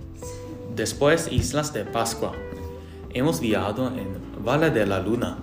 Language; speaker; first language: Spanish; non-native, learner; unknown